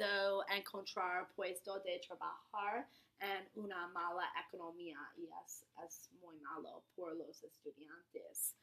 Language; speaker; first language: Spanish; non-native, learner; English